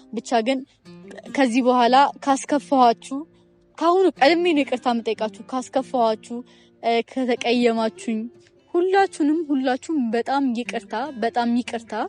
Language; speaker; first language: Amharic; native; Amharic